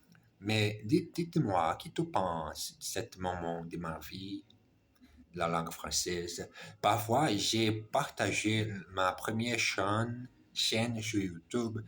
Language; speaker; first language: French; non-native, learner; Portuguese